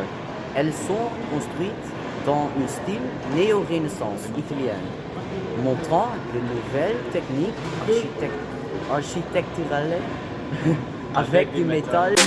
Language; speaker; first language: French; non-native, learner; Dutch